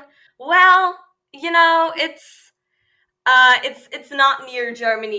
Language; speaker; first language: English; non-native, fluent; Turkish